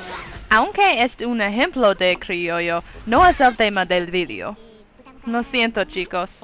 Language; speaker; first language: Spanish; non-native, learner; English